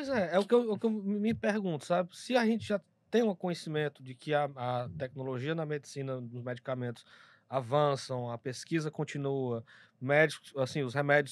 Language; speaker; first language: Portuguese; native; Portuguese